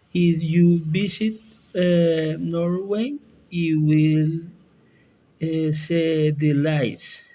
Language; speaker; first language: English; non-native, learner; Spanish